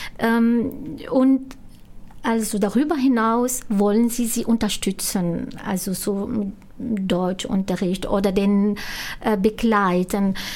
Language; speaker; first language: German; non-native, fluent; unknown